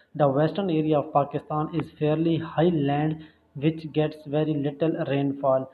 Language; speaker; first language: English; non-native, local second language; Urdu